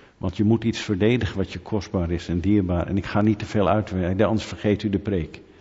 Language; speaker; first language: Dutch; native; Dutch